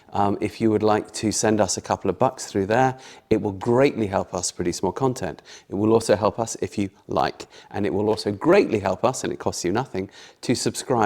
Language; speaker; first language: English; native; English